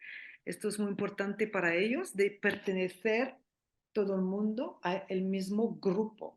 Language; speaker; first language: Spanish; non-native, fluent; French